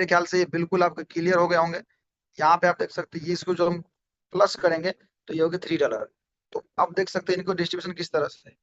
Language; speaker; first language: Hindi; native; Hindi